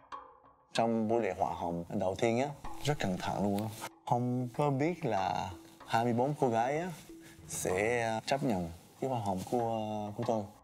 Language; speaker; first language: Vietnamese; early bilingual, heritage; French